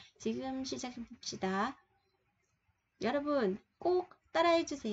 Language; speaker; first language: Korean; non-native, fluent; Vietnamese